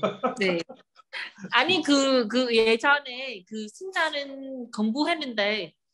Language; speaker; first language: Korean; non-native, learner; Vietnamese